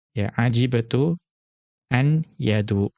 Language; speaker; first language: Arabic; non-native, fluent; Indonesian